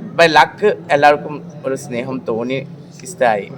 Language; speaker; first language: Malayalam; non-native, local second language; Assamese